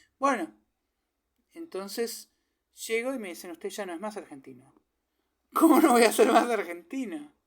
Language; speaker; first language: Spanish; early bilingual, other home language; German